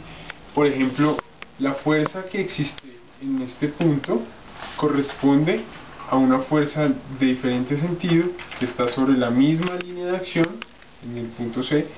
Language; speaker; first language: Spanish; native; Spanish